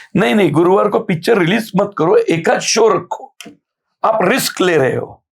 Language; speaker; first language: Hindi; non-native, local second language; Marathi